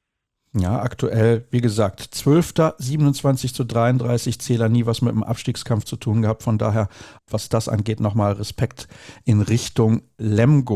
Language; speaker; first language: German; native; German